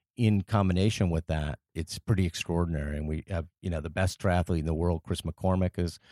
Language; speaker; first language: English; early bilingual, other home language; French